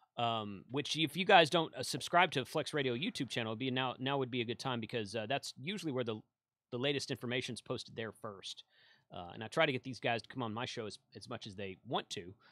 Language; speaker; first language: English; native; English